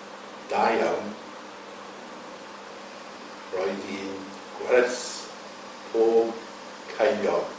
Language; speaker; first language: Welsh; non-native, learner; English